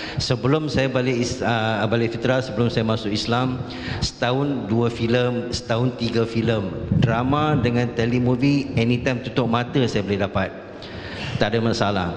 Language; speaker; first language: Malay; non-native, local second language; Chinese